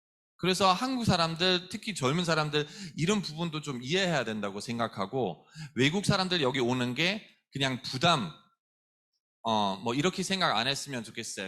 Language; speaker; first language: Korean; non-native, fluent; German